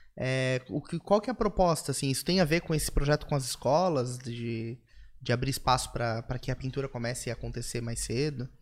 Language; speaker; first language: Portuguese; native; Portuguese